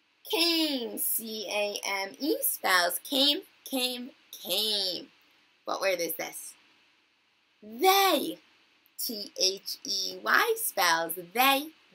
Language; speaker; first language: English; native; English